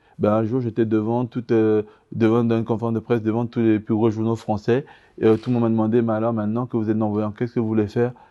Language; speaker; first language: French; early bilingual, other home language; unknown